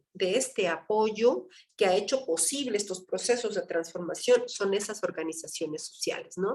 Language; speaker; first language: Spanish; native; Spanish